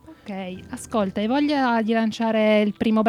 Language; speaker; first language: Italian; native; Italian